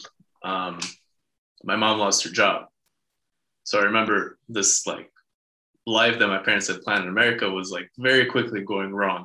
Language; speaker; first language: English; early bilingual, other home language; Hebrew